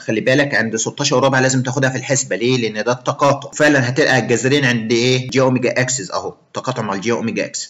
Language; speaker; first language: Arabic; native; Arabic